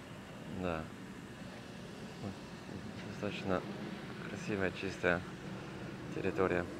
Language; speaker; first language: Russian; non-native, learner; English